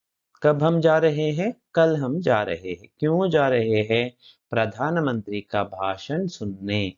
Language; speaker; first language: Hindi; non-native, local second language; Kannada